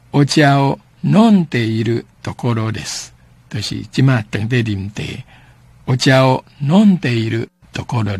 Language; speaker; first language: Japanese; non-native, fluent; Min Nan Chinese